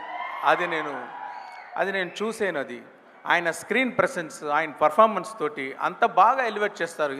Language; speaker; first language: Telugu; non-native, fluent; Tamil